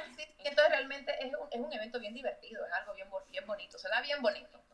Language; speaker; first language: Spanish; native; Spanish